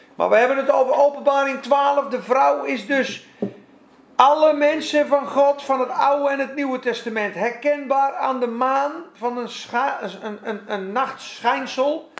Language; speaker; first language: Dutch; non-native, fluent; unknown